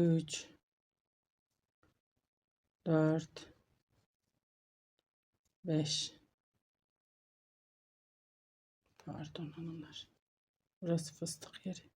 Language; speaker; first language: Turkish; native; Turkish